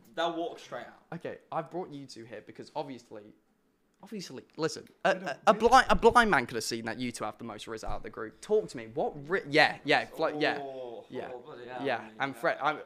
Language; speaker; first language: English; native; English